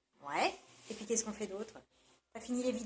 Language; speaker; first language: French; native; French